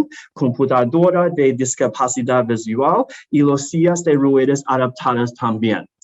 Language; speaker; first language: Spanish; non-native, learner; English